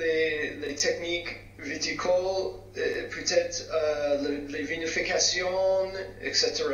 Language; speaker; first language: French; non-native, fluent; English